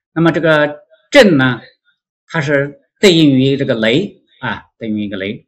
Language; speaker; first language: Chinese; native; Chinese